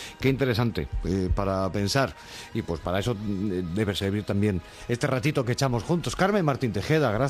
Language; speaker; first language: Spanish; native; Spanish